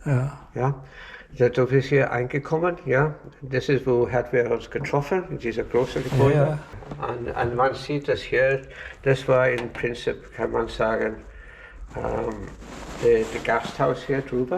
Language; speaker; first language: German; non-native, learner; English